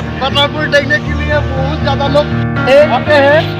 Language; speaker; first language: Hindi; non-native, local second language; Karbi